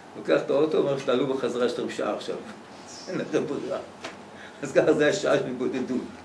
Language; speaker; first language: Hebrew; native; Hebrew